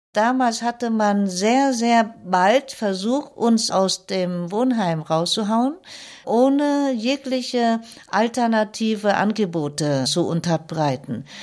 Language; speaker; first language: German; non-native, fluent; Vietnamese